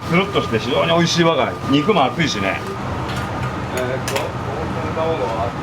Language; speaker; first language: Japanese; native; Japanese